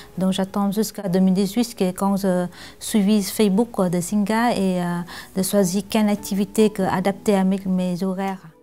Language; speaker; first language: French; non-native, learner; Vietnamese